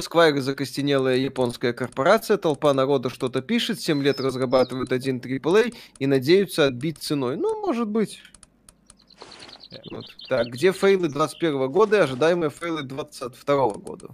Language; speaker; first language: Russian; native; Russian